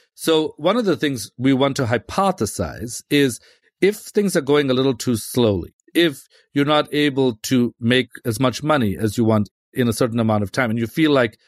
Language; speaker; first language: English; native; English